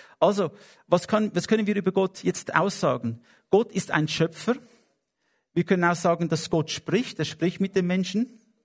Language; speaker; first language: German; non-native, fluent; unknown